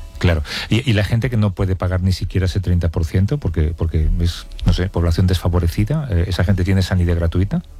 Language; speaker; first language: Spanish; native; Spanish